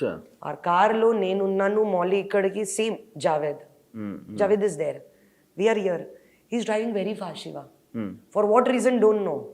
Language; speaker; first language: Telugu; non-native, learner; Hindi